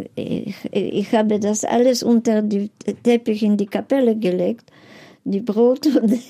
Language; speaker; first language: German; non-native, fluent; Polish